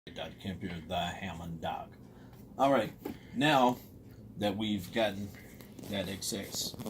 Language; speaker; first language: English; native; English